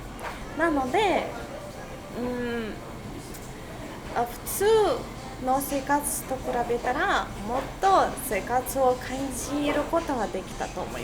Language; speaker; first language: Japanese; non-native, fluent; Russian